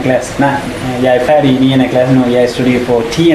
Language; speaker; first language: Danish; non-native, learner; Tamil